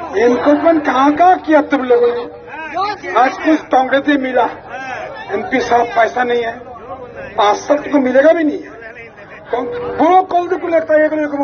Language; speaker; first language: Hindi; non-native, local second language; Bangla